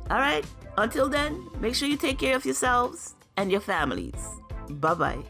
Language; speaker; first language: English; native; English